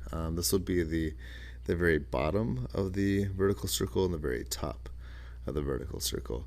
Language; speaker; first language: English; native; English